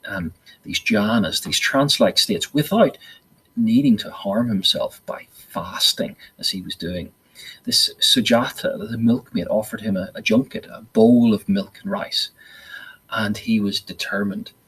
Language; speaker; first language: English; native; English